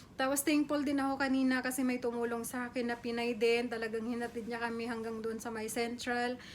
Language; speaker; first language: Filipino; native; Filipino